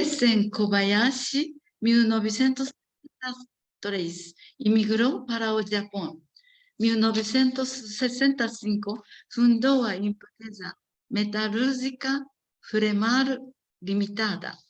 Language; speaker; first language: Portuguese; non-native, learner; Japanese